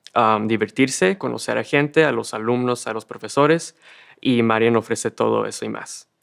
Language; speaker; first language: Spanish; early bilingual, heritage; Spanish